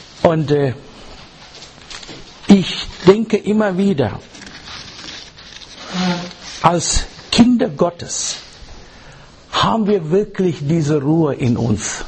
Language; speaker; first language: German; non-native, learner; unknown